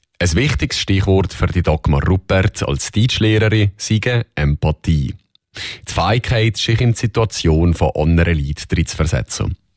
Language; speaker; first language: German; native; German